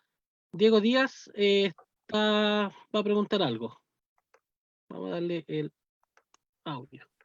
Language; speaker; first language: Spanish; native; Spanish